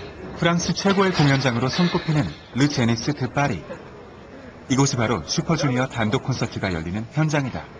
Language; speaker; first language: Korean; native; Korean